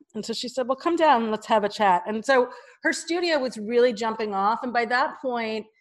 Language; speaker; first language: English; native; English